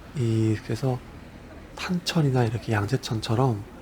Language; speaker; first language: Korean; native; Korean